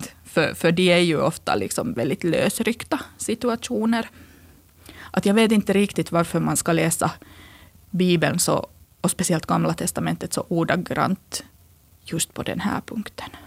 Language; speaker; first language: Swedish; native; Swedish